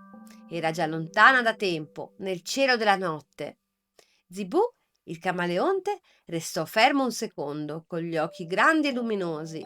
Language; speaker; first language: Italian; native; Italian